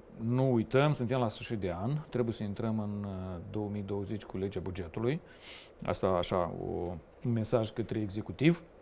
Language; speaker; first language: Romanian; native; Romanian